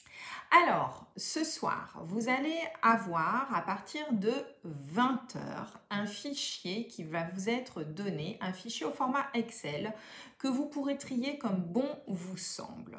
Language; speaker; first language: French; native; French